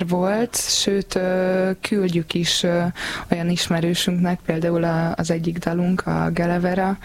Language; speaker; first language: Hungarian; native; Hungarian